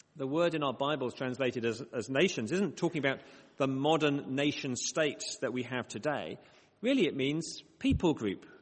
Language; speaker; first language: English; native; English